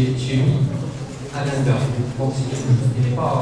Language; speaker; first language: French; non-native, local second language; Arabic